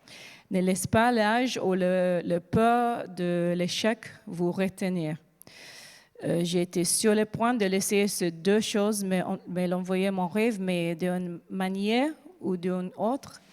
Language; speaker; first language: French; non-native, learner; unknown